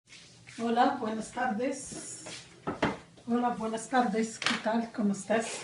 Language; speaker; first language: Spanish; non-native, learner; Arabic